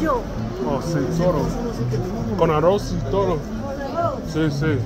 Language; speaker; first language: Spanish; non-native, learner; English